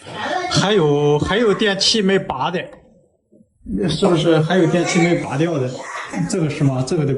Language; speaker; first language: Chinese; native; Chinese